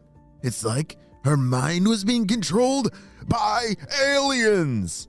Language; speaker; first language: English; native; English